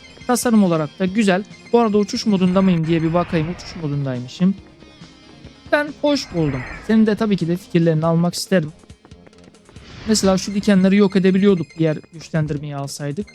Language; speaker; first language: Turkish; native; Turkish